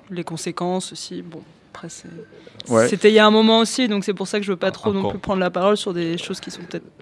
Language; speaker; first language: French; early bilingual, heritage; Greek